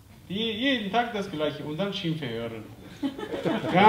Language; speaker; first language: German; non-native, fluent; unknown